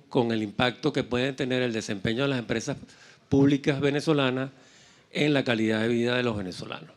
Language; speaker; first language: Spanish; native; Spanish